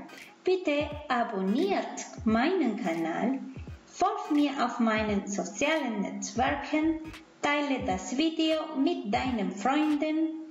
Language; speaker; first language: German; non-native, fluent; Spanish